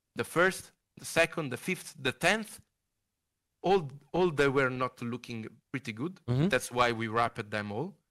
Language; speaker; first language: English; non-native, fluent; Italian